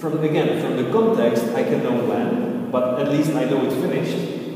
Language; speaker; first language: English; non-native, fluent; Czech